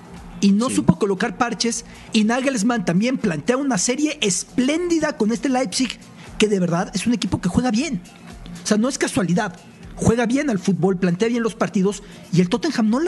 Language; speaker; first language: Spanish; native; Spanish